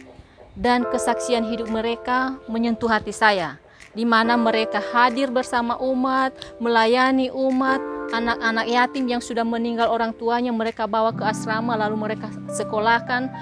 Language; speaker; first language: Indonesian; non-native, local second language; Nias